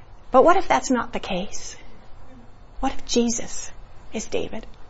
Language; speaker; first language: English; early bilingual, other home language; Spanish